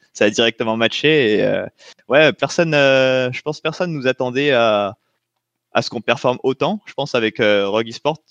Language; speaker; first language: French; native; French